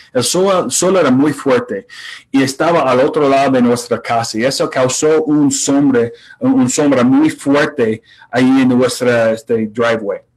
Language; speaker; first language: Spanish; non-native, fluent; English